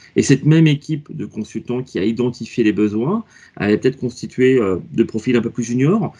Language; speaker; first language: French; native; French